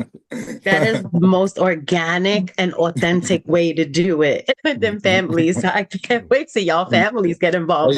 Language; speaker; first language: English; native; English